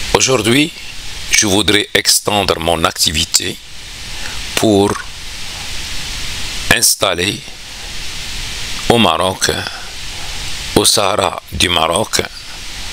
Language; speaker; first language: French; non-native, local second language; Arabic